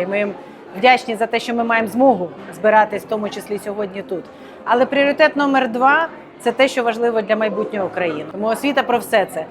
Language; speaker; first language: Ukrainian; native; Ukrainian